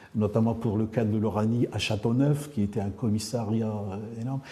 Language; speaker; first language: French; non-native, local second language; Arabic